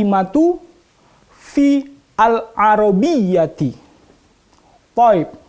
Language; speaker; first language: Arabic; non-native, fluent; Indonesian